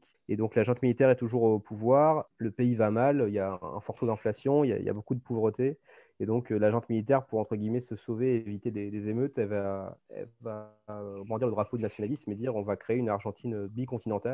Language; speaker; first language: French; native; French